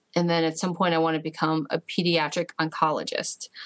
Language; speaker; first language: English; early bilingual, other home language; Chinese